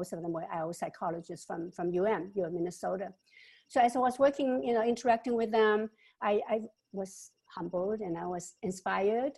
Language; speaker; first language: English; non-native, local second language; Wu Chinese